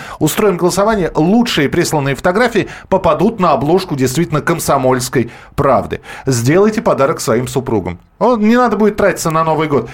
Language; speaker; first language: Russian; native; Russian